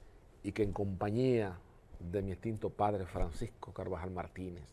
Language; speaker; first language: Spanish; native; Spanish